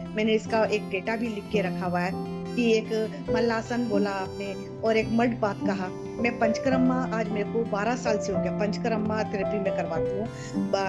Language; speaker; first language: Hindi; non-native, local second language; Kannada